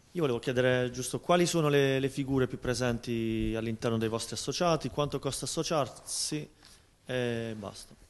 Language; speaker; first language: Italian; native; Italian